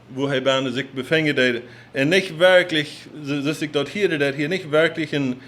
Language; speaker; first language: German; non-native, learner; English